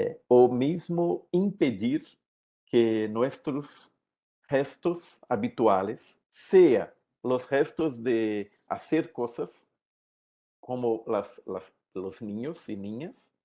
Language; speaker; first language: Spanish; non-native, learner; Portuguese